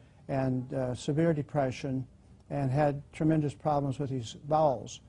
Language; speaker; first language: English; native; English